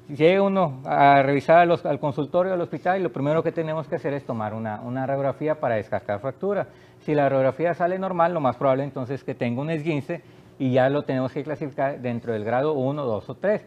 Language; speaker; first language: Spanish; native; Spanish